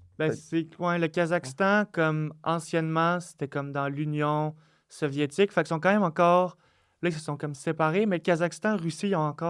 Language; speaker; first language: French; native; French